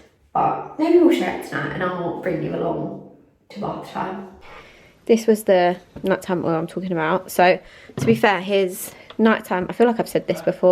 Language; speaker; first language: English; native; English